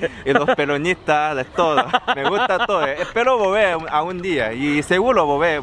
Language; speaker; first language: Spanish; non-native, fluent; Chinese